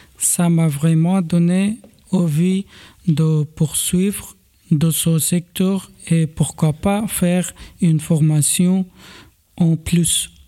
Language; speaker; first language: French; non-native, learner; Persian